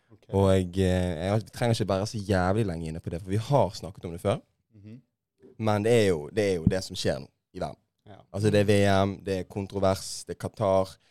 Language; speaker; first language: Norwegian; native; Norwegian